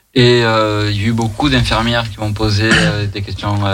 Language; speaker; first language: French; native; French